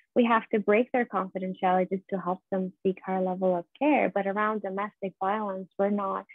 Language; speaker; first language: English; non-native, fluent; Persian